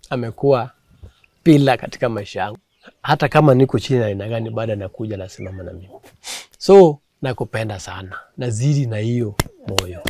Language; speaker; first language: Swahili; native; Swahili